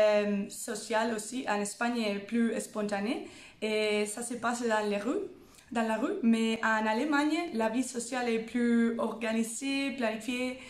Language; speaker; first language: French; non-native, fluent; Spanish